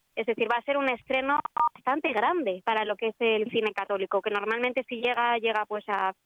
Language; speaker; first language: Spanish; native; Spanish